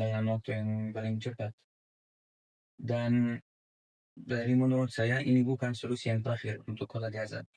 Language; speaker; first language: Indonesian; non-native, fluent; Arabic